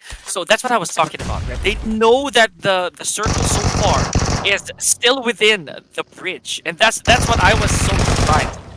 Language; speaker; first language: English; non-native, local second language; Filipino